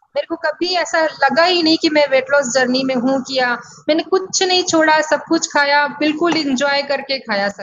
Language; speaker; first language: Hindi; non-native, local second language; Gujarati